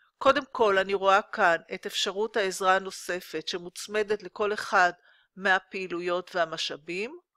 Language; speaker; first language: Hebrew; native; Hebrew